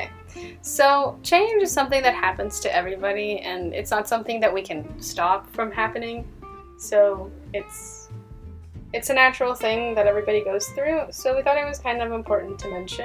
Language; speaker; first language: English; early bilingual, other home language; Hebrew